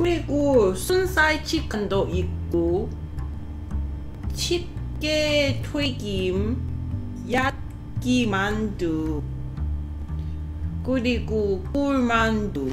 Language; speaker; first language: Korean; non-native, learner; Cantonese